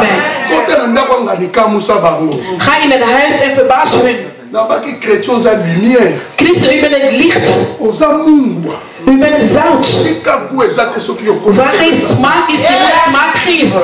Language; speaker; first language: Dutch; non-native, learner; Lingala